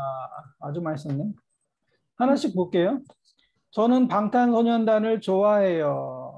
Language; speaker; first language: Korean; native; Korean